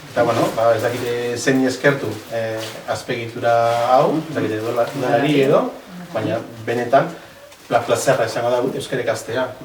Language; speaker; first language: Basque; non-native, local second language; Spanish